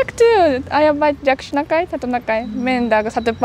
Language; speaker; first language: Kyrgyz; non-native, learner; Japanese